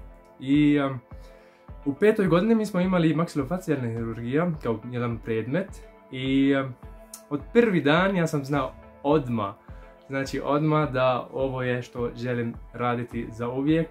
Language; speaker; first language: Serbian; non-native, learner; Arabic